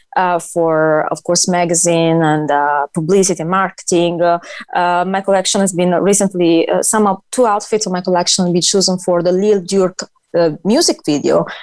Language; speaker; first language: English; non-native, fluent; Italian